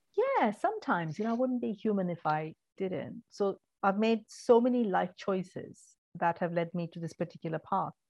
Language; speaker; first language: English; non-native, local second language; Malayalam